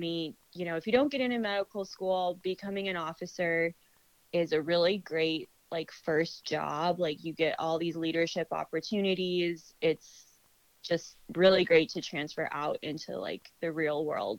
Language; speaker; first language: English; native; English